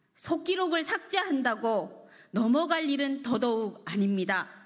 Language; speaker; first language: Korean; native; Korean